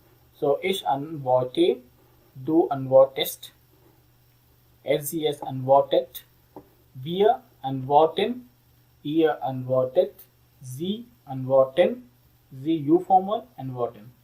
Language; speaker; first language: German; non-native, learner; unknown